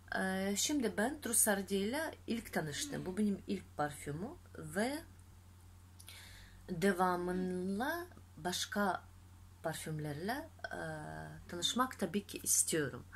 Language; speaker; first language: Turkish; non-native, fluent; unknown